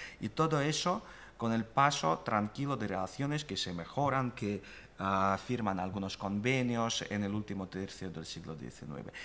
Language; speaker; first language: Spanish; non-native, fluent; Russian